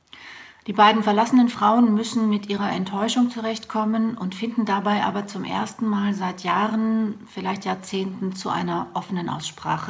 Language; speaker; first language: German; native; German